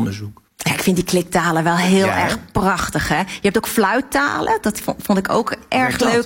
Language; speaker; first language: Dutch; native; Dutch